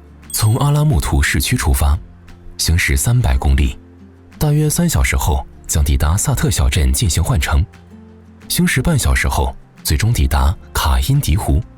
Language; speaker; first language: Chinese; native; Chinese